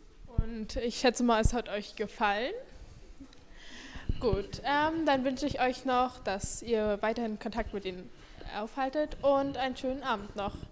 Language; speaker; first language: German; native; German